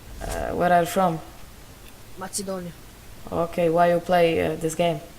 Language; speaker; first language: English; non-native, learner; Polish